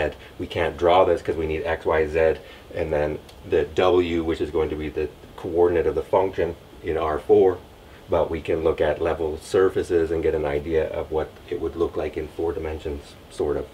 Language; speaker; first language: English; native; English